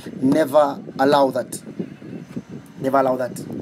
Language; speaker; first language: English; non-native, local second language; Swahili